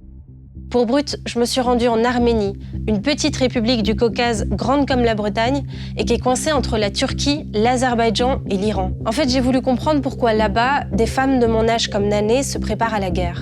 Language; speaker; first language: French; native; French